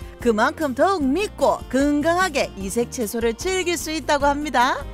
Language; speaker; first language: Korean; native; Korean